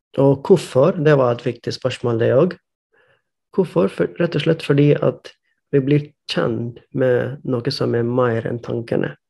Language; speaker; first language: Norwegian; non-native, fluent; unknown